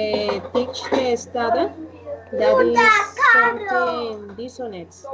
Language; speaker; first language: English; non-native, learner; Spanish